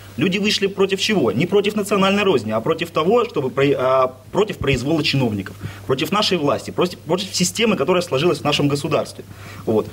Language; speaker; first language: Russian; native; Russian